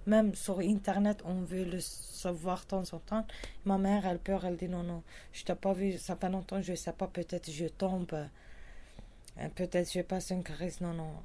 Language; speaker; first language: French; non-native, learner; Kurdish